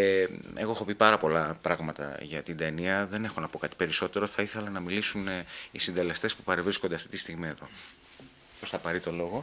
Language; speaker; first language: Greek; native; Greek